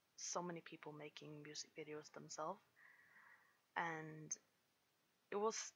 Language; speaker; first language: English; non-native, fluent; Swedish